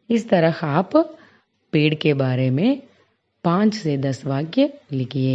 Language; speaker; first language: Hindi; non-native, local second language; Telugu